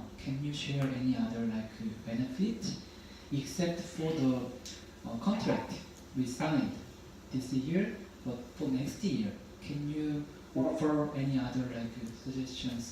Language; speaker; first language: English; non-native, learner; Korean